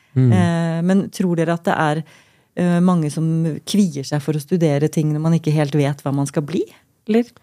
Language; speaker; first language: Norwegian; native; Norwegian